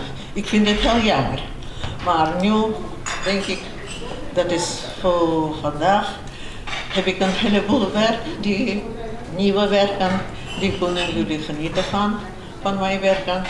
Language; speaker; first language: Dutch; non-native, fluent; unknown